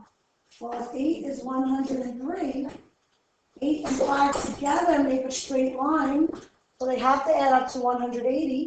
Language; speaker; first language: English; native; English